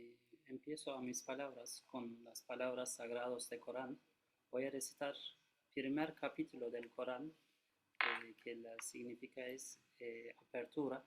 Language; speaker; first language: Spanish; non-native, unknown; Turkish